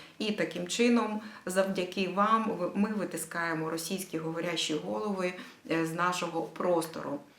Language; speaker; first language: Ukrainian; native; Ukrainian